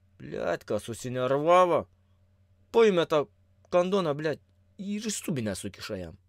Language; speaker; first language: Lithuanian; native; Lithuanian